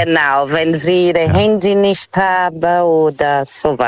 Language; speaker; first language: German; non-native, learner; Portuguese